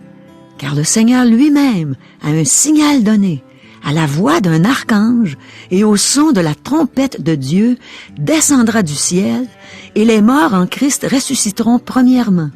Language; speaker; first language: French; native; French